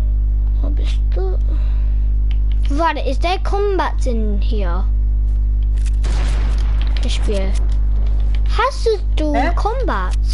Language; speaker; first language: German; non-native, learner; English